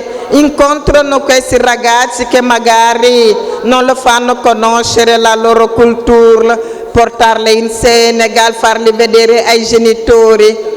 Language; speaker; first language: Italian; non-native, fluent; Wolof